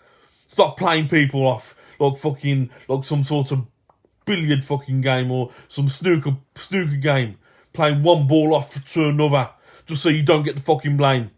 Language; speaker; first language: English; native; English